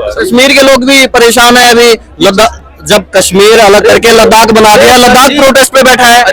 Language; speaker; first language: Hindi; native; Hindi